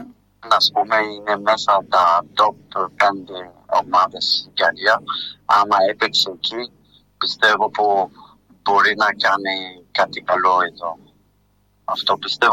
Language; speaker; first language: Greek; non-native, fluent; French